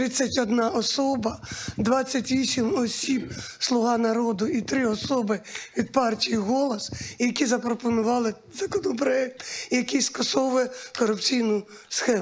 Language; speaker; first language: Ukrainian; native; Ukrainian